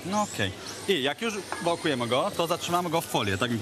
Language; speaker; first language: Polish; non-native, fluent; French